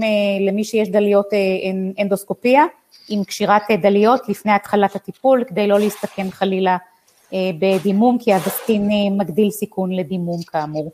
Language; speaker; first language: Hebrew; native; Hebrew